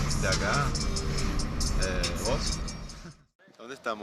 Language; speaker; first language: Spanish; native; Spanish